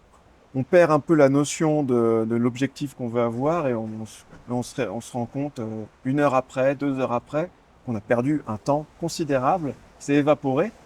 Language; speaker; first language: French; native; French